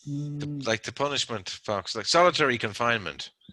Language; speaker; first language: English; native; English